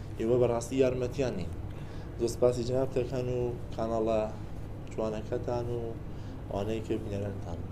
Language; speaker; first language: Central Kurdish; non-native, local second language; Southern Kurdish